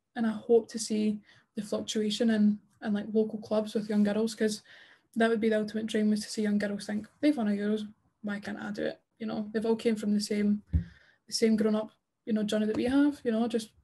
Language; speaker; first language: English; native; English